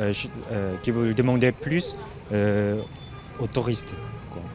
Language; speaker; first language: French; non-native, local second language; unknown